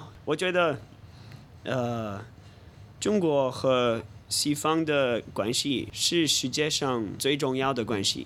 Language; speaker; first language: Chinese; non-native, fluent; English